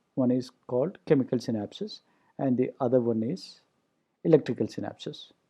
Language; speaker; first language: English; non-native, local second language; Malayalam